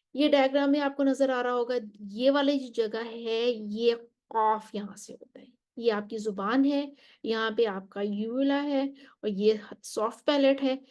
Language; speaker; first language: Urdu; native; Urdu